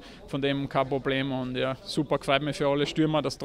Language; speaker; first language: German; native; German